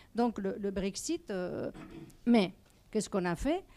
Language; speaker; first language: French; non-native, fluent; Spanish